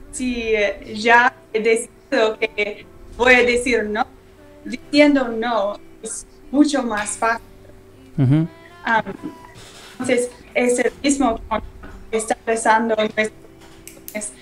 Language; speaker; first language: Spanish; non-native, learner; English